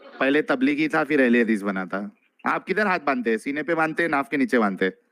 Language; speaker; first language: Hindi; native; Hindi